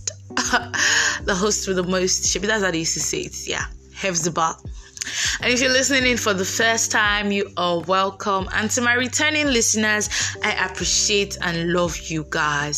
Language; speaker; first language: English; non-native, local second language; Yoruba